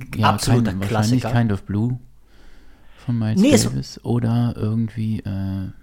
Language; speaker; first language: German; native; German